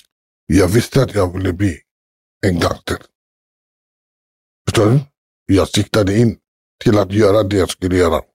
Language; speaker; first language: Swedish; early bilingual, other home language; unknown